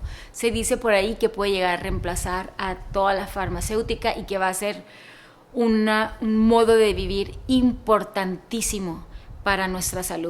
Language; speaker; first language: Spanish; native; Spanish